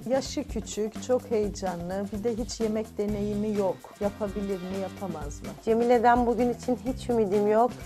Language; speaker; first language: Turkish; native; Turkish